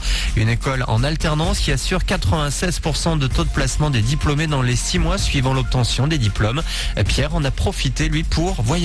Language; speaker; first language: French; native; French